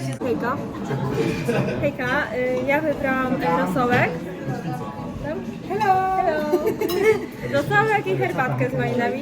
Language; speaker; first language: Polish; native; Polish